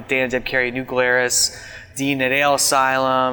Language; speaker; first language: English; native; English